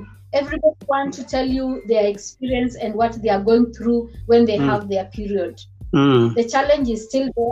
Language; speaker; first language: English; non-native, local second language; Luyia